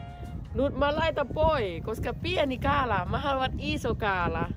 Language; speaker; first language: Finnish; non-native, learner; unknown